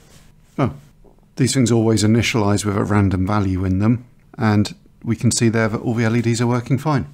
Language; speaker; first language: English; native; English